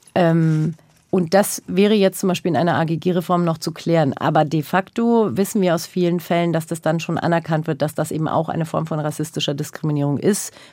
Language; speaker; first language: German; early bilingual, other home language; Turkish